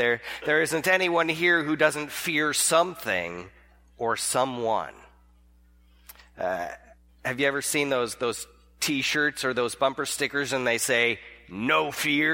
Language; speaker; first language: English; native; English